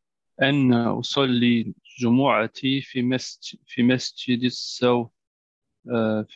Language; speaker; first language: Arabic; non-native, learner; German